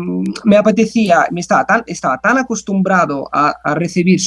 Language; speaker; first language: Spanish; non-native, fluent; Italian